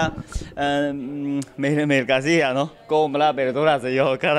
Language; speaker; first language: Spanish; non-native, learner; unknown